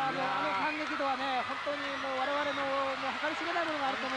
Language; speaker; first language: Japanese; native; Japanese